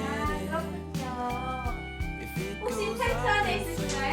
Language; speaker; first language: Korean; native; Korean